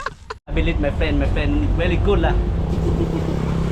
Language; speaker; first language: English; non-native, learner; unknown